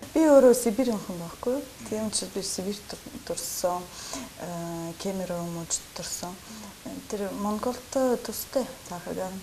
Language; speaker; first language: Mongolian; non-native, learner; Russian